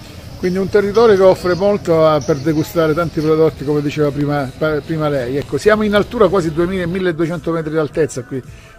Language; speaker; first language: Italian; native; Italian